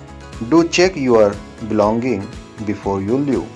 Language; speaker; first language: English; non-native, local second language; Urdu